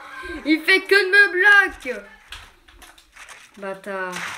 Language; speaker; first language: French; native; French